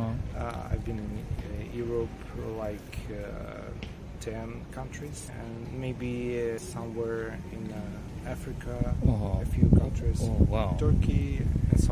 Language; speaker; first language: English; non-native, fluent; Russian